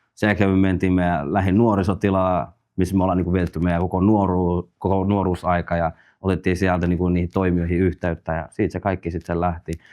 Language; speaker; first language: Finnish; early bilingual, other home language; Somali